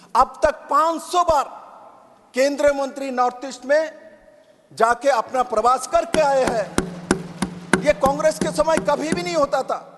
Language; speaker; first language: Hindi; non-native, local second language; Bangla